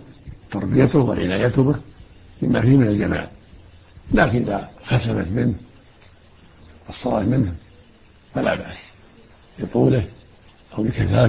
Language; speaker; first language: Arabic; native; Arabic